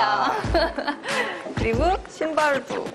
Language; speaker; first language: Korean; non-native, fluent; Japanese